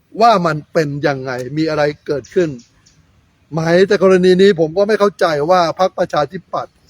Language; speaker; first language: Thai; native; Thai